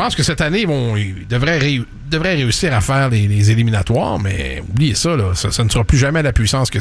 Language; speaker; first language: French; native; French